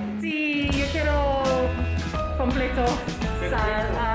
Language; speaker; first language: Spanish; non-native, learner; English